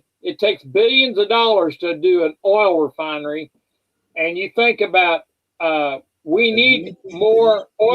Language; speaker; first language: English; native; English